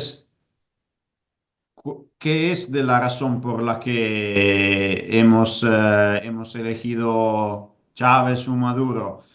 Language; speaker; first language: Spanish; non-native, fluent; Italian